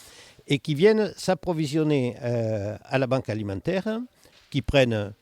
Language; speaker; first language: French; native; French